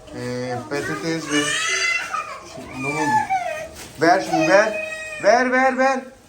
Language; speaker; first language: Turkish; non-native, learner; Urdu